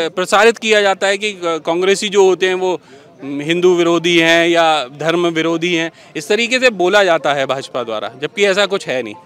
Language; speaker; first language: Hindi; native; Hindi